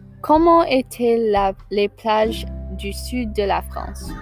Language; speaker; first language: French; non-native, learner; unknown